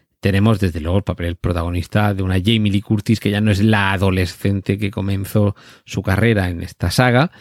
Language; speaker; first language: Spanish; native; Spanish